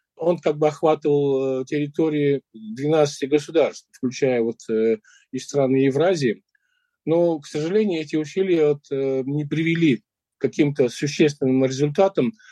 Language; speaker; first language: Russian; non-native, local second language; Uzbek